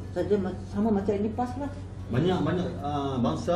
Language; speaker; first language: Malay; non-native, local second language; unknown